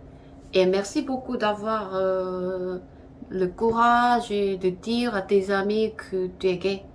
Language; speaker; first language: French; non-native, learner; Korean